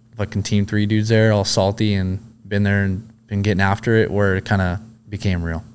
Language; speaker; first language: English; native; English